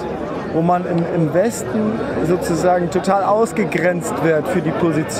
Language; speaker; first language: German; native; German